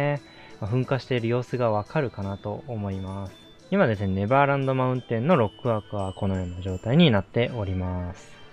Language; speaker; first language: Japanese; native; Japanese